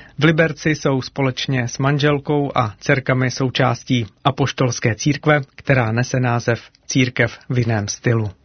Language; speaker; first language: Czech; native; Czech